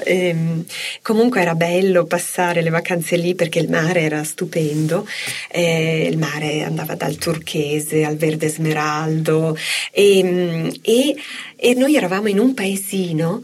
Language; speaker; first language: Italian; native; Italian